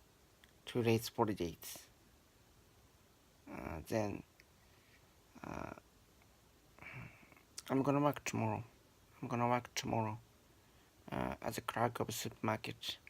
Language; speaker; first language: English; non-native, learner; Japanese